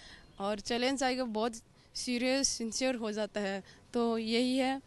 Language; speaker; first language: Hindi; non-native, local second language; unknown